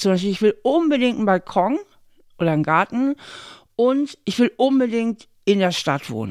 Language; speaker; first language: German; native; German